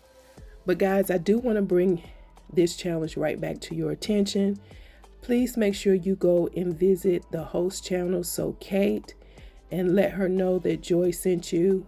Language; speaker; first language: English; native; English